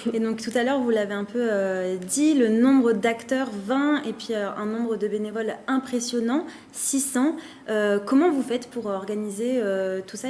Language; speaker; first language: French; native; French